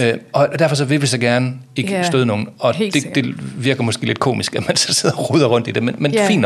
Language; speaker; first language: Danish; native; Danish